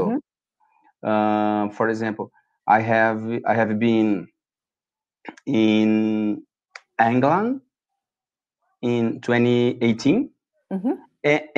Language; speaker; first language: English; non-native, learner; Portuguese